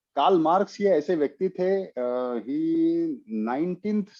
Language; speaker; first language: Hindi; non-native, local second language; Marathi